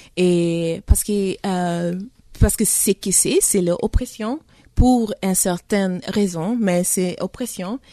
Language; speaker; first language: French; early bilingual, heritage; French